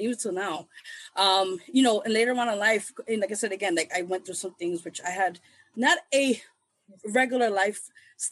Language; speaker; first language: English; native; English